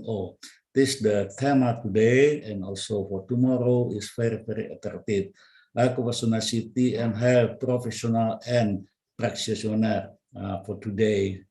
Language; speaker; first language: English; non-native, learner; Indonesian